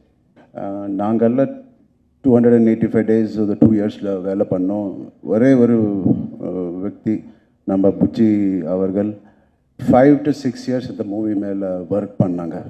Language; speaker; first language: Tamil; non-native, local second language; Telugu